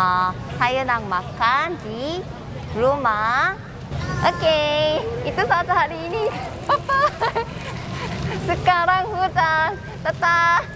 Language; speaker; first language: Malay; non-native, learner; Korean